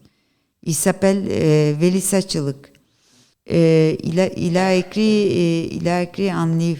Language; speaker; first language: French; non-native, learner; Turkish